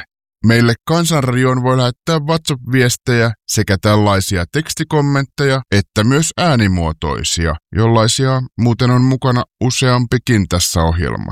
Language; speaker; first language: Finnish; native; Finnish